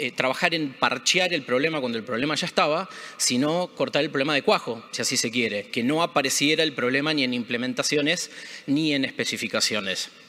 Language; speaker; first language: Spanish; native; Spanish